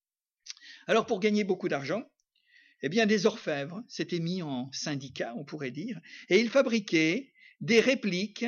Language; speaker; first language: French; native; French